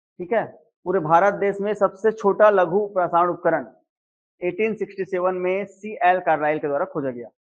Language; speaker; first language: Hindi; native; Hindi